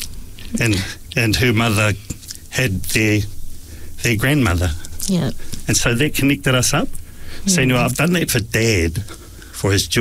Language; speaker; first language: English; native; English